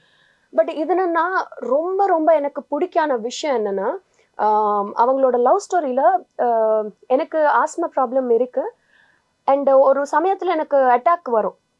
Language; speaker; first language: Tamil; non-native, learner; Telugu